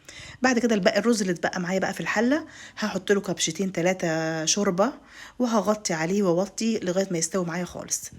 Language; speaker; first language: Arabic; native; Arabic